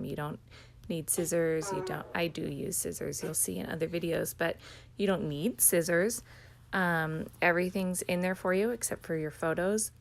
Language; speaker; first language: English; native; English